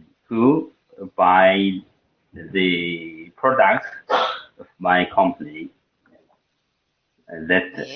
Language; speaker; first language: English; non-native, learner; Chinese